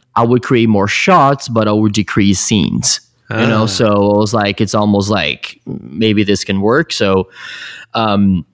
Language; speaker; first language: English; non-native, fluent; Portuguese